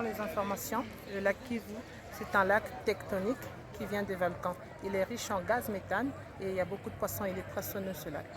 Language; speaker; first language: French; non-native, local second language; Swahili